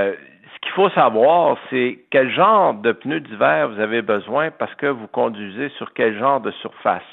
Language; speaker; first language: French; native; French